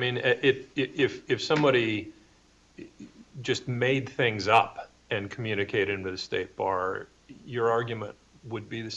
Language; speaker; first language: English; native; English